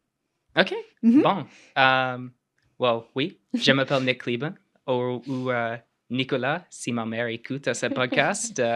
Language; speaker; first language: French; non-native, local second language; English